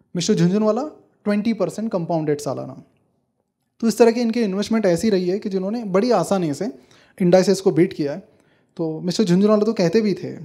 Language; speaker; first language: Hindi; non-native, local second language; Marathi